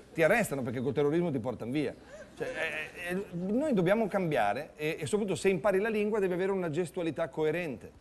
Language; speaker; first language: Italian; native; Italian